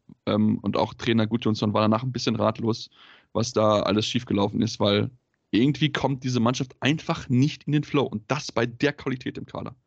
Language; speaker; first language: German; native; German